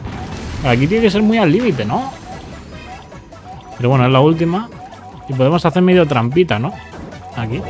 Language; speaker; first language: Spanish; native; Spanish